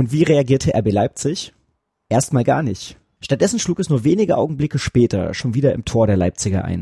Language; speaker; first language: German; native; German